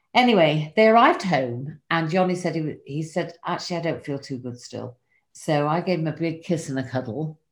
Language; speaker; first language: English; native; English